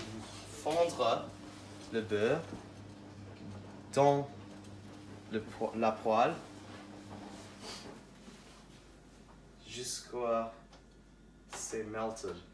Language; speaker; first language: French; non-native, learner; English